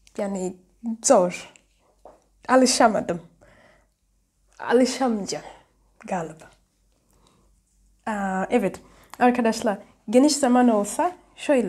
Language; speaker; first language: Turkish; non-native, learner; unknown